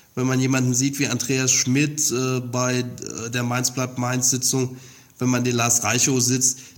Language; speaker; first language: German; native; German